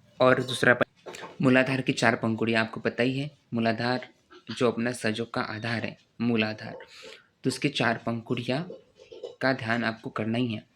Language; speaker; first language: Hindi; non-native, local second language; Marathi